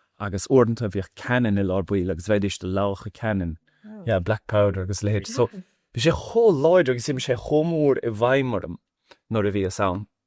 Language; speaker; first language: Irish; non-native, local second language; English